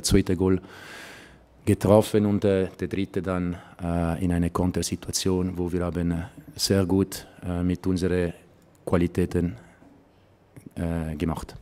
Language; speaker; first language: German; non-native, local second language; Italian